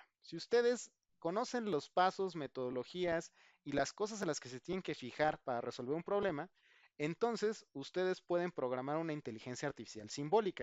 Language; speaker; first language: Spanish; native; Spanish